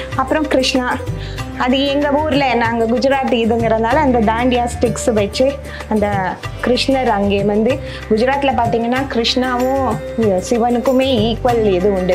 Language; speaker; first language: Tamil; non-native, local second language; Gujarati